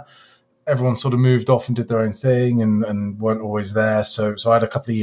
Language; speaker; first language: English; native; English